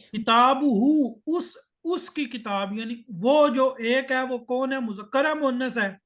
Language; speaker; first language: Urdu; native; Urdu